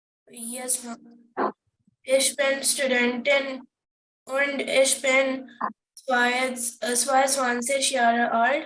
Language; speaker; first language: German; non-native, learner; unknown